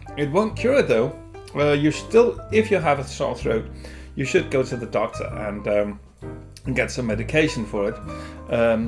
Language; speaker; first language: English; non-native, fluent; Danish